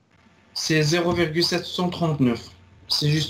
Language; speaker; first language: French; non-native, local second language; Arabic